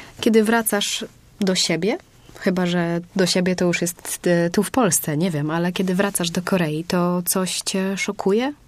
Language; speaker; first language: Polish; native; Polish